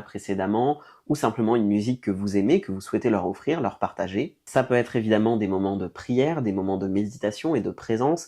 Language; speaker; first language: French; native; French